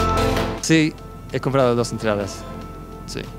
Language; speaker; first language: Spanish; non-native, fluent; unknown